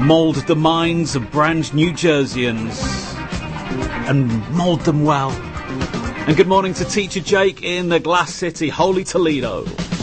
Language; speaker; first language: English; native; English